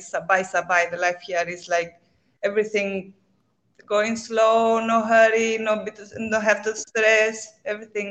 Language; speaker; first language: English; non-native, learner; Greek